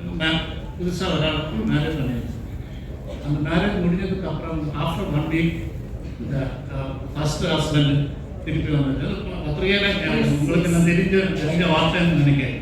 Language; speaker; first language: Tamil; non-native, learner; Malayalam